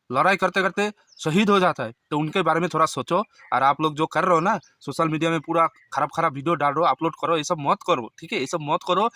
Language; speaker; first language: Hindi; non-native, local second language; Bangla